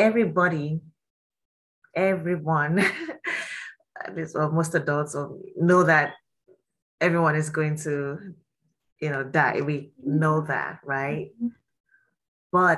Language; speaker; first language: English; non-native, local second language; Yoruba